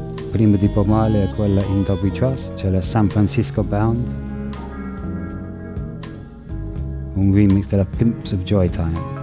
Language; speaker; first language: Italian; non-native, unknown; English